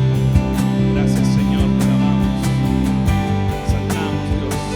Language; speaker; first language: Spanish; native; Spanish